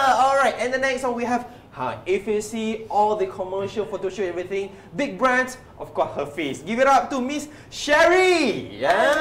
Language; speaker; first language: English; non-native, local second language; Malay